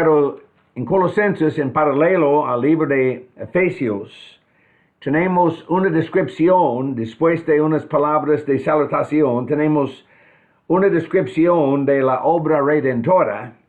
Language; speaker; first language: Spanish; non-native, fluent; English